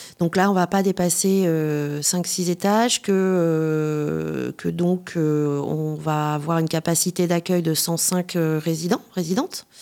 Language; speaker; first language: French; native; French